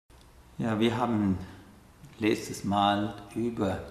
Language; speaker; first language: German; non-native, fluent; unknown